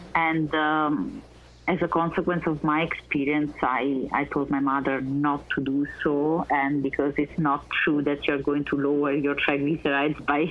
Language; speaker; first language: English; non-native, fluent; Italian